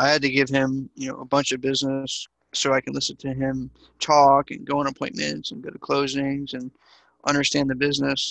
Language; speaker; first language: English; native; English